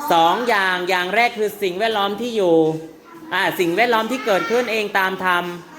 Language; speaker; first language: Thai; non-native, local second language; Northern Khmer